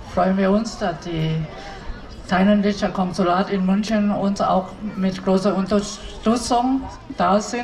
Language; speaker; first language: German; non-native, fluent; Thai